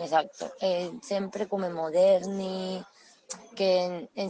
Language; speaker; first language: Italian; non-native, learner; Spanish